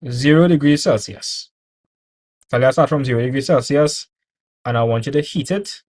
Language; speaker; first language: English; native; English